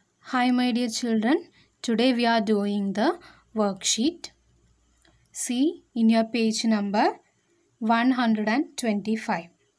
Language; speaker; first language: English; non-native, local second language; Malayalam